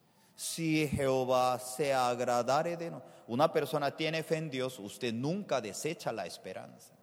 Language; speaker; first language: Spanish; non-native, fluent; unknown